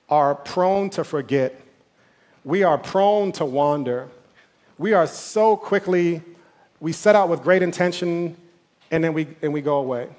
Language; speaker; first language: English; native; English